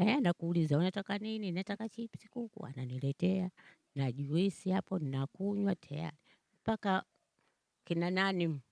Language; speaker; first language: Swahili; native; Swahili